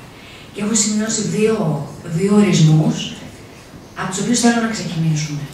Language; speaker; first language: Greek; native; Greek